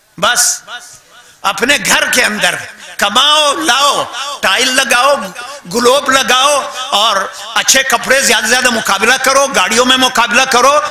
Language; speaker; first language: Urdu; non-native, local second language; Brahui